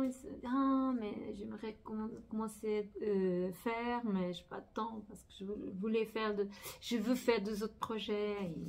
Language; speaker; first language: French; non-native, fluent; Portuguese